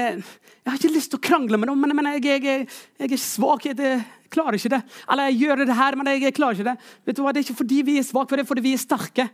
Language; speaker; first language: Norwegian; non-native, fluent; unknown